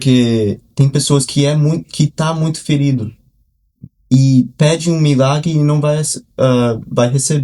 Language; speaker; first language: Portuguese; early bilingual, heritage; Portuguese